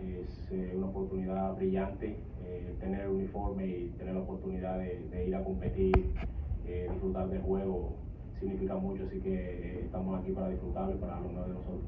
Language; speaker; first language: Spanish; native; Spanish